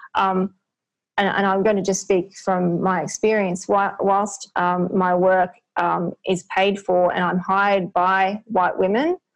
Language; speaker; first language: English; native; English